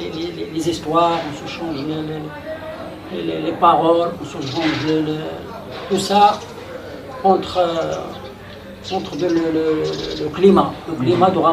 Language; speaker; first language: French; non-native, local second language; Arabic